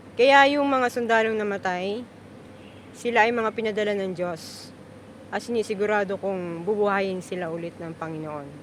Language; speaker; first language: Filipino; native; Filipino